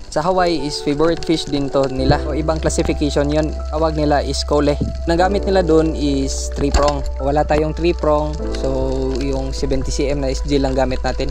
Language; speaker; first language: Filipino; non-native, local second language; Cebuano